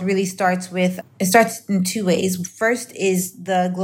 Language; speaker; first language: English; native; English